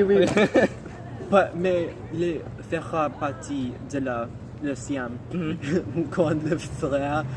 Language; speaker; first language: French; non-native, learner; English